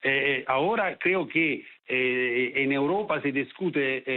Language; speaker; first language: Spanish; non-native, fluent; Italian